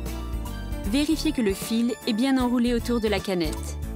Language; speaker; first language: French; native; French